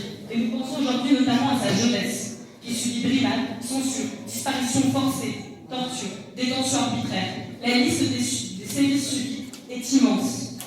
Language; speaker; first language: French; native; French